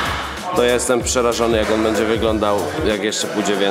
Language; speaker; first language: Polish; native; Polish